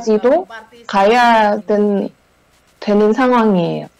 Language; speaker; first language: Korean; non-native, fluent; Indonesian